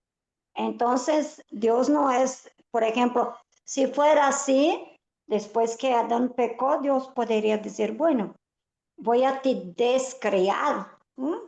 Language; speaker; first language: Spanish; non-native, fluent; Portuguese